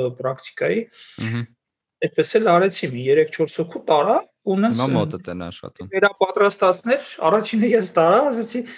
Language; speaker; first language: Armenian; native; Armenian